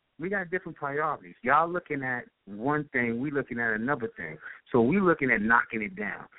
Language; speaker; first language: English; native; English